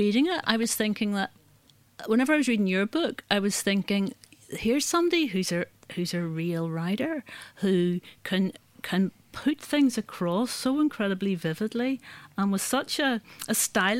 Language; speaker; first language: English; native; English